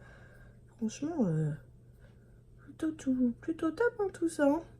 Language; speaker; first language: French; native; French